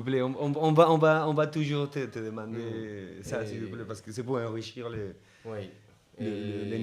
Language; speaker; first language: French; non-native, fluent; Spanish